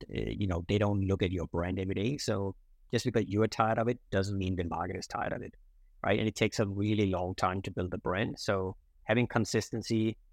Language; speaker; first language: English; non-native, fluent; Danish